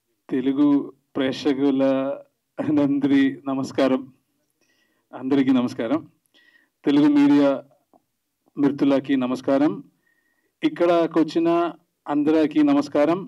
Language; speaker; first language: Telugu; non-native, learner; Malayalam